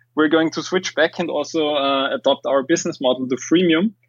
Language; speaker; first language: English; non-native, fluent; German